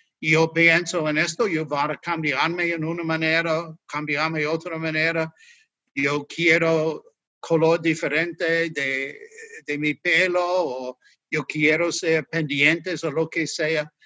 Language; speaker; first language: Spanish; non-native, learner; English